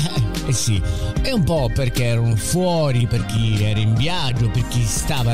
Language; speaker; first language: Italian; native; Italian